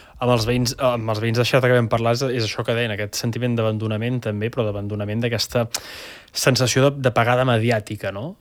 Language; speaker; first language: Catalan; native; Catalan